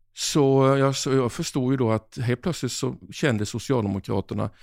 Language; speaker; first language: Swedish; native; Swedish